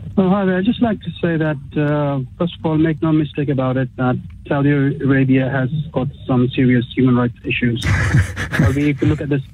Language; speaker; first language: English; early bilingual, other home language; Urdu